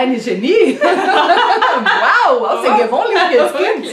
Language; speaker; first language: German; non-native, learner; Portuguese